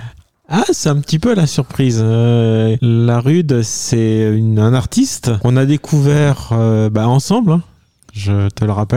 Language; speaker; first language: French; native; French